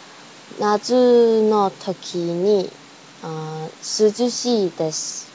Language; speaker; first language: Japanese; non-native, learner; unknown